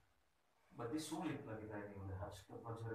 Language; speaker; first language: Indonesian; native; Indonesian